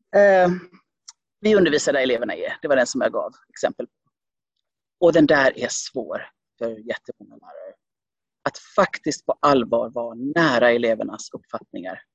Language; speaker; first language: Swedish; early bilingual, other home language; Finnish